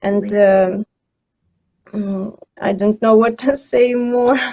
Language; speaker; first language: English; non-native, learner; Ukrainian